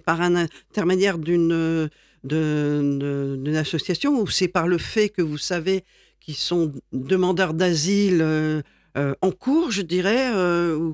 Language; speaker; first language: French; native; French